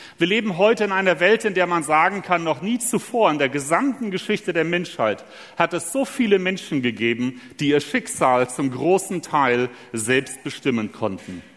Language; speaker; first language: German; early bilingual, other home language; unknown